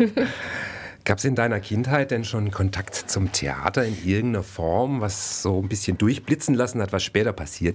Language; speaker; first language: German; native; German